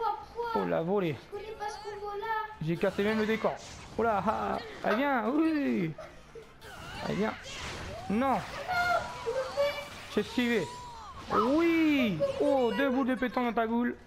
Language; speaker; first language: French; native; French